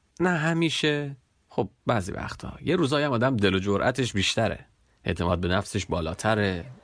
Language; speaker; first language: Persian; native; Persian